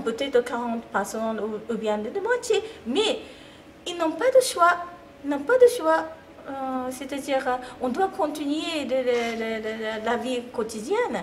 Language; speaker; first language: French; non-native, fluent; Japanese